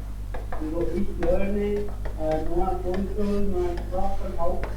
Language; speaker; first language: German; non-native, learner; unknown